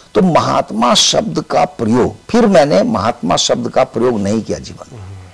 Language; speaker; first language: Hindi; native; Hindi